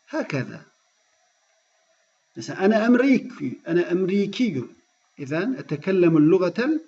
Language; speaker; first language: Arabic; non-native, fluent; Turkish